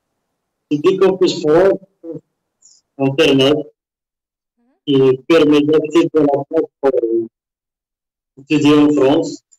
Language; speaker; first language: French; non-native, local second language; Arabic